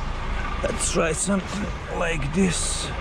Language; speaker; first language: English; non-native, learner; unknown